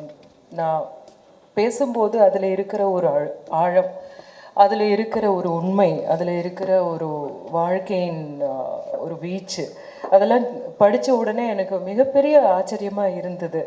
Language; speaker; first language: Tamil; native; Tamil